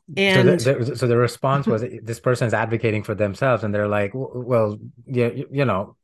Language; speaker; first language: English; non-native, local second language; Gujarati